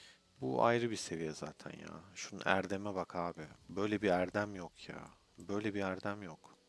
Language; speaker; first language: Turkish; native; Turkish